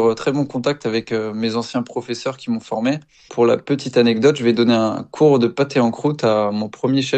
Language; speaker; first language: French; native; French